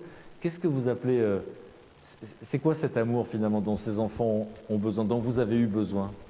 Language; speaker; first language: French; native; French